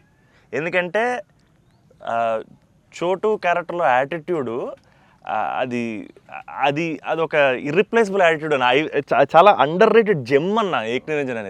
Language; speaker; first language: Telugu; native; Telugu